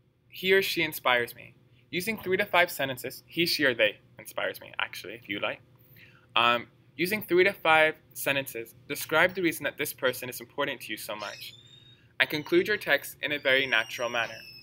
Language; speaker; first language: English; native; English